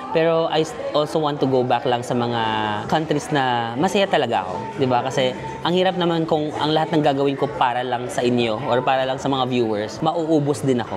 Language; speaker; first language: Filipino; non-native, local second language; Cebuano